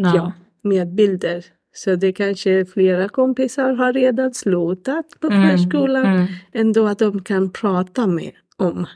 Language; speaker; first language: Swedish; non-native, learner; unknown